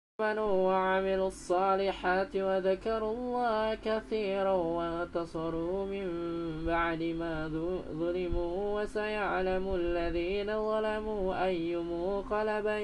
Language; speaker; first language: Arabic; non-native, learner; Indonesian